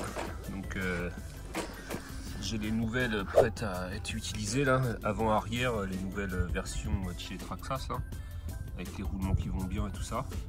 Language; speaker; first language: French; native; French